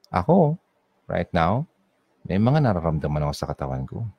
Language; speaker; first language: Filipino; non-native, local second language; Bikol